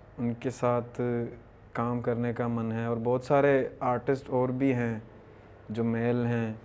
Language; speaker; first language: Urdu; non-native, local second language; Baluchi